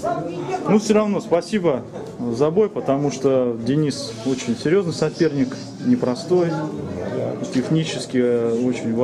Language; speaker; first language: Russian; native; Russian